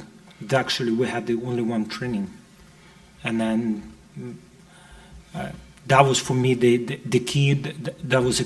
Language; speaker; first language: English; non-native, fluent; Russian